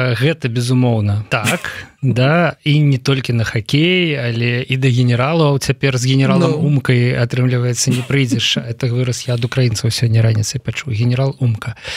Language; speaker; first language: Belarusian; non-native, local second language; Russian